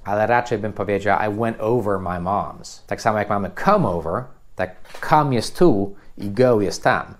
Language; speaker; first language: Polish; non-native, fluent; English